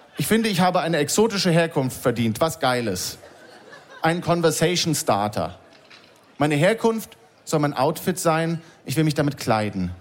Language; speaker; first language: German; native; German